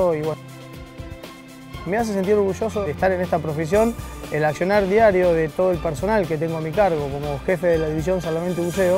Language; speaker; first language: Spanish; native; Spanish